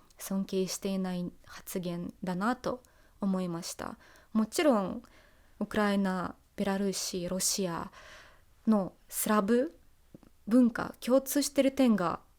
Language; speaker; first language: Japanese; non-native, fluent; Russian